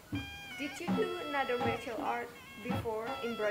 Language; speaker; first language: English; non-native, fluent; Indonesian